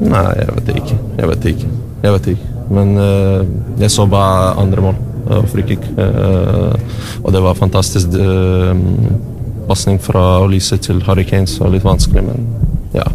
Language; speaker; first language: Norwegian; non-native, learner; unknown